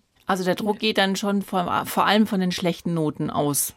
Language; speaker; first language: German; native; German